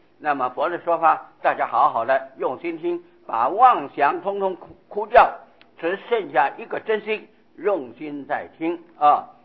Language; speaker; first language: Chinese; non-native, local second language; Hakka Chinese